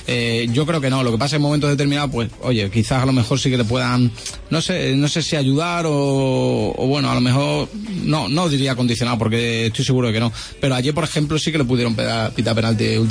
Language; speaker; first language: Spanish; native; Spanish